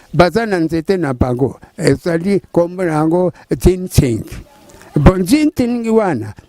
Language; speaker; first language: Lingala; non-native, local second language; Kongo